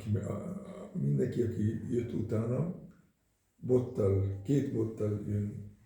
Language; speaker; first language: Hungarian; early bilingual, heritage; Hungarian